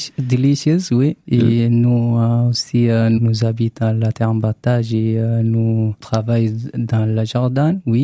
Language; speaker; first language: French; non-native, learner; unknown